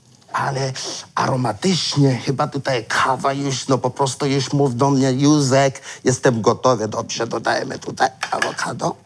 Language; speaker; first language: Polish; non-native, learner; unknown